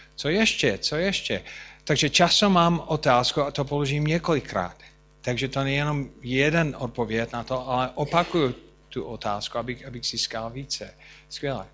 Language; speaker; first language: Czech; non-native, fluent; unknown